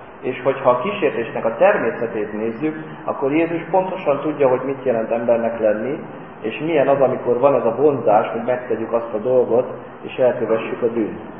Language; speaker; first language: Hungarian; native; Hungarian